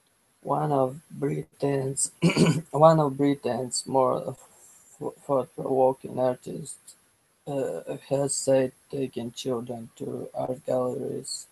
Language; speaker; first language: English; non-native, learner; Russian